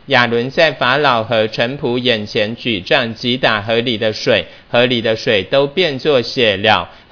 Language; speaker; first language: Chinese; native; Chinese